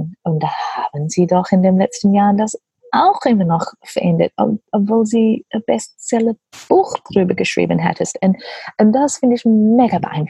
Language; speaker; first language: German; non-native, learner; English